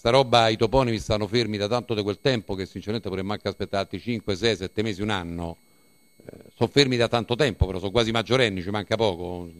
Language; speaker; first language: Italian; native; Italian